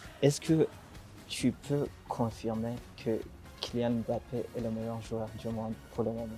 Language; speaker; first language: French; non-native, local second language; Rundi